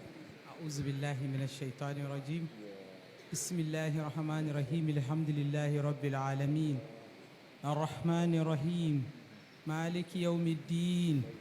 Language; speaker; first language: Arabic; non-native, fluent; Hausa